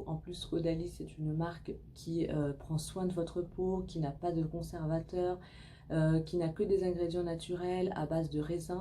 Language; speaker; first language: French; native; French